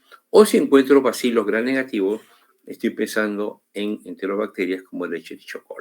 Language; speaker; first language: Spanish; native; Spanish